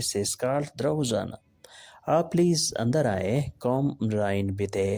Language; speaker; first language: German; non-native, learner; Urdu